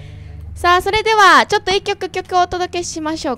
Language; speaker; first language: Japanese; native; Japanese